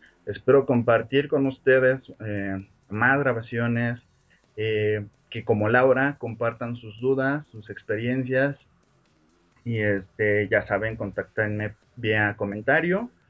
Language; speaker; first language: Spanish; native; Spanish